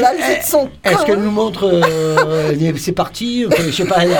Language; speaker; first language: French; native; French